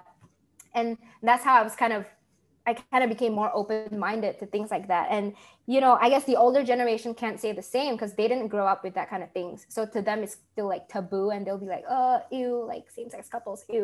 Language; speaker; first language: English; non-native, local second language; Malay